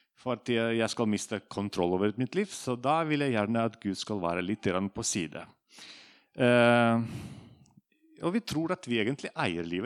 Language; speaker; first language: Norwegian; non-native, fluent; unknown